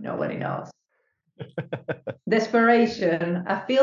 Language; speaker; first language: English; non-native, fluent; Spanish